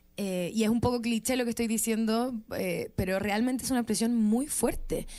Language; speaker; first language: Spanish; native; Spanish